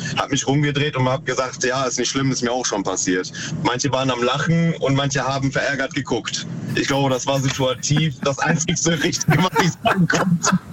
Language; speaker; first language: German; native; German